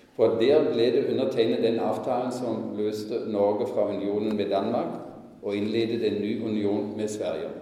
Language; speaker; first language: Norwegian; non-native, fluent; German